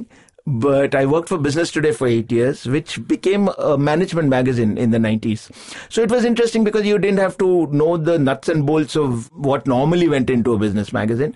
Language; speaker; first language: English; non-native, local second language; Bangla